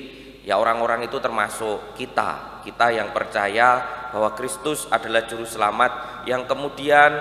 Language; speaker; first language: Indonesian; non-native, local second language; Javanese